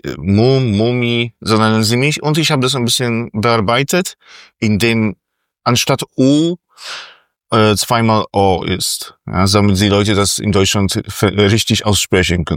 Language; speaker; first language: German; non-native, fluent; Polish